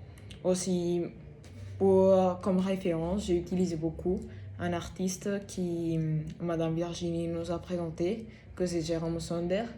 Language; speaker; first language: French; non-native, fluent; Spanish